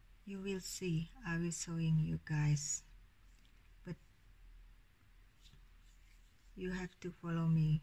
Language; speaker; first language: English; non-native, learner; Indonesian